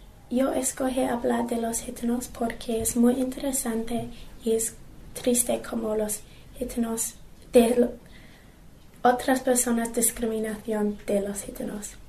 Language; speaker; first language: Spanish; non-native, learner; English